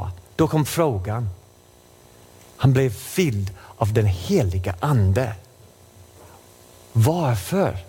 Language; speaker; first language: Swedish; non-native, fluent; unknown